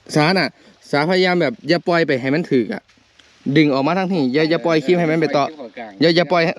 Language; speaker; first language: Thai; native; Thai